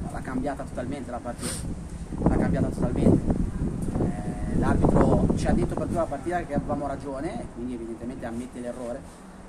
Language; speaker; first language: Italian; native; Italian